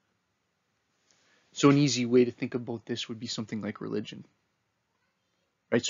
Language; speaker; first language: English; native; English